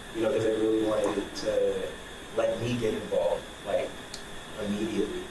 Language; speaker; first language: English; native; English